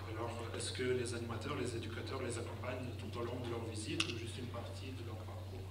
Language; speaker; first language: French; non-native, fluent; Lithuanian